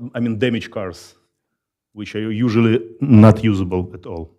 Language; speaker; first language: English; non-native, fluent; Russian